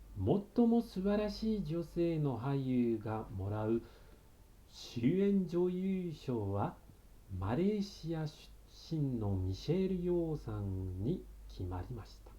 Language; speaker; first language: Japanese; non-native, fluent; French